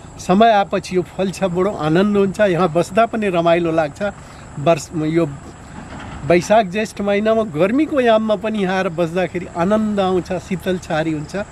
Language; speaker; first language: Nepali; non-native, local second language; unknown